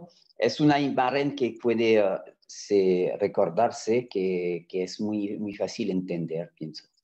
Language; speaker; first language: Spanish; non-native, fluent; French